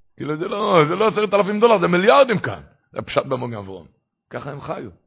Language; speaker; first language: Hebrew; non-native, local second language; Yiddish